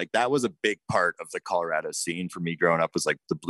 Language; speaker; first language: English; native; English